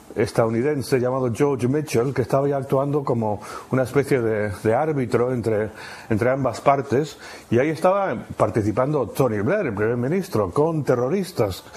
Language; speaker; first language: Spanish; native; Spanish